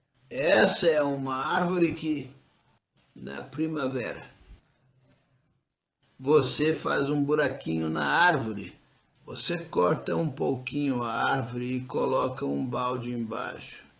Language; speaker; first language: Portuguese; non-native, fluent; English